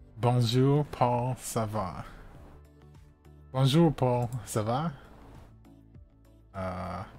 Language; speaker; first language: French; non-native, learner; English